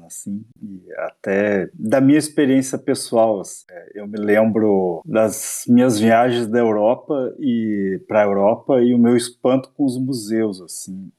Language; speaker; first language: Portuguese; native; Portuguese